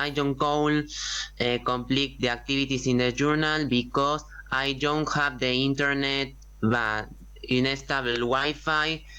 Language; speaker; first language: English; non-native, learner; Spanish